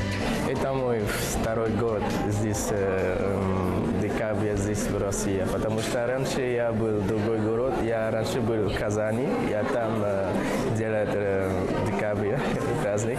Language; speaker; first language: Russian; non-native, learner; French